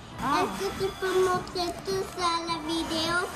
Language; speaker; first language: French; early bilingual, heritage; French